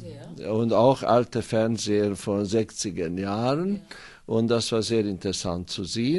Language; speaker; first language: German; non-native, fluent; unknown